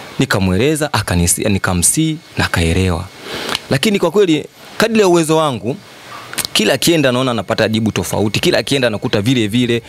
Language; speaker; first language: Swahili; native; Swahili